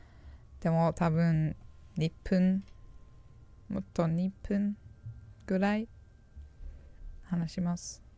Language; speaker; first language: Japanese; non-native, learner; English